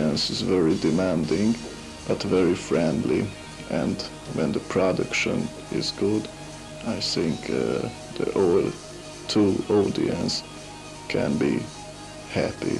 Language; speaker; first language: English; non-native, learner; Hungarian